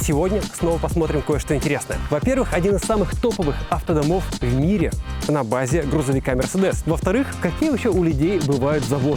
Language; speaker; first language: Russian; native; Russian